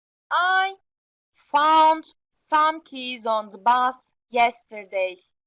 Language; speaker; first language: English; non-native, fluent; Turkish